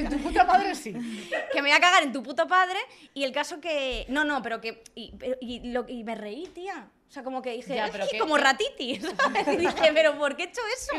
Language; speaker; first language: Spanish; native; Spanish